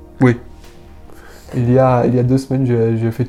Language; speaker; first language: French; non-native, learner; Arabic